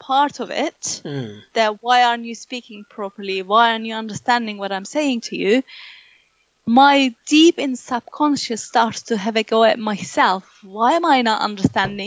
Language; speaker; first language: English; non-native, fluent; Turkish